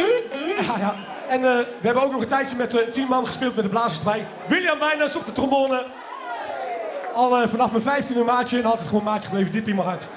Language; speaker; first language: Dutch; native; Dutch